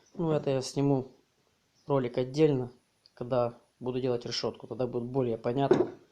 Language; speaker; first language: Russian; non-native, local second language; Ukrainian